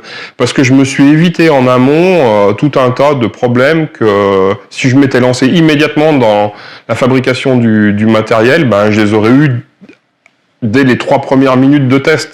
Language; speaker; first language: French; native; French